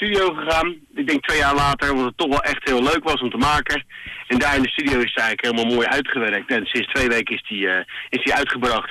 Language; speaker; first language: Dutch; native; Dutch